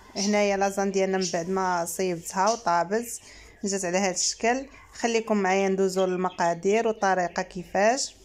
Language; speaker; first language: Arabic; native; Arabic